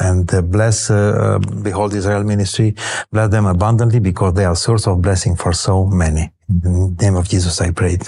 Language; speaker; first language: English; non-native, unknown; Romanian